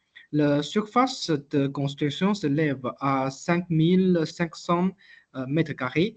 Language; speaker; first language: French; non-native, learner; Chinese